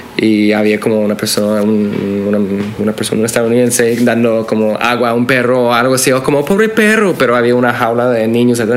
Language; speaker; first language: Spanish; non-native, fluent; English